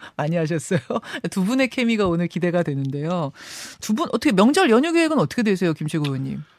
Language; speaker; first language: Korean; native; Korean